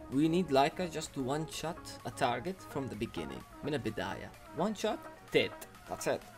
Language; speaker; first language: English; non-native, fluent; Arabic